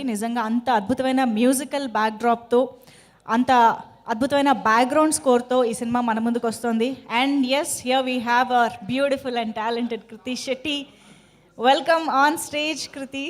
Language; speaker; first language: Telugu; native; Telugu